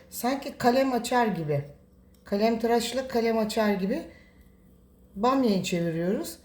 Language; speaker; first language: Turkish; native; Turkish